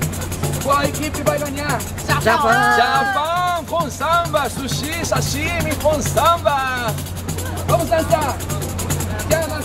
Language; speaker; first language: Portuguese; non-native, learner; Japanese